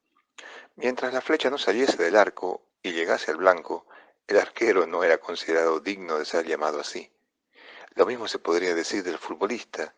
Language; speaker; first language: Spanish; non-native, fluent; Italian